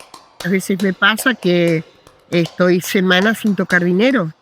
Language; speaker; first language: Spanish; native; Spanish